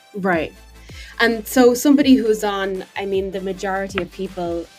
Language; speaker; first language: English; native; English